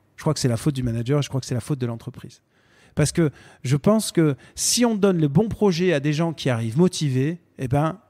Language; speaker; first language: French; native; French